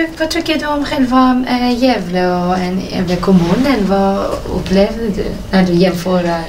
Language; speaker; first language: Swedish; non-native, fluent; Persian